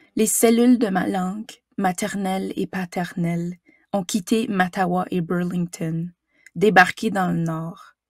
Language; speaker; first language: French; native; French